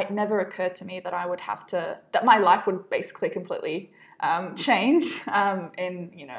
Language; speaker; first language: English; non-native, fluent; Arabic